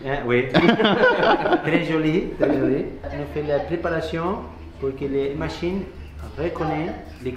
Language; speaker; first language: French; non-native, learner; Spanish